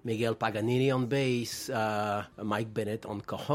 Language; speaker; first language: English; non-native, fluent; French